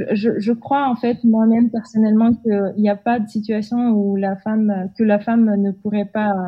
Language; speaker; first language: French; non-native, fluent; Russian